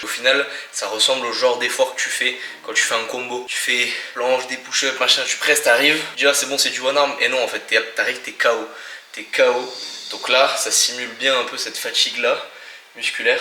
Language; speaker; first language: French; native; French